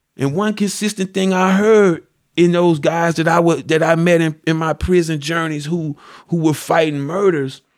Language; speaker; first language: English; native; English